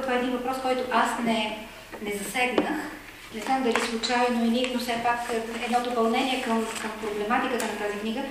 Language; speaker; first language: Bulgarian; native; Bulgarian